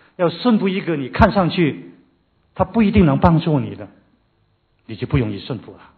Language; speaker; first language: Chinese; non-native, local second language; Cantonese